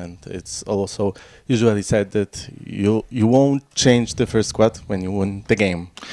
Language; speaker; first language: English; non-native, fluent; Polish